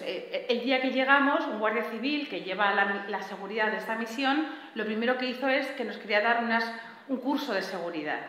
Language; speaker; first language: Spanish; native; Spanish